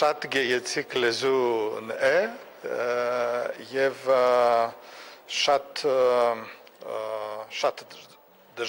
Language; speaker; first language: Armenian; non-native, learner; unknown